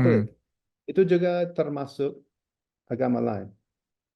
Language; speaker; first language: Indonesian; non-native, fluent; English